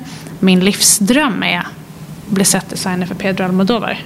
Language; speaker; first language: Swedish; native; Swedish